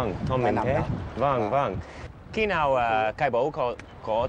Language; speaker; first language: Vietnamese; non-native, learner; English